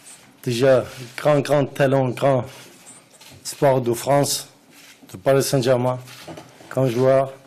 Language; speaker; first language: French; non-native, learner; Arabic